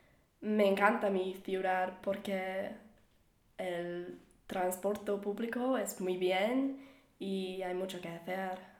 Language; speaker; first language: Spanish; non-native, learner; English